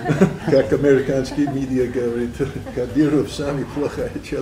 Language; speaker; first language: Russian; non-native, learner; English